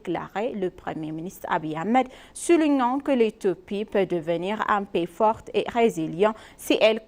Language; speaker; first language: French; non-native, fluent; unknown